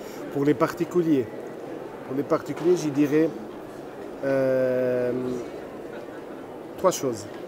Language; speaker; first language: French; non-native, fluent; Portuguese